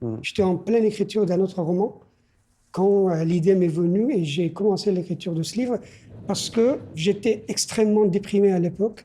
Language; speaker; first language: French; non-native, fluent; Persian